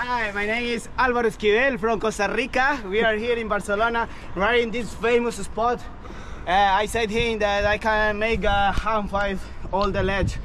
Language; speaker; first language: English; non-native, learner; Spanish